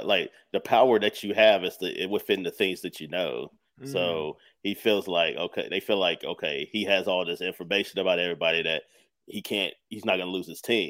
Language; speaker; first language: English; native; English